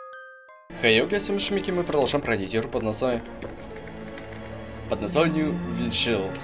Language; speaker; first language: Russian; native; Russian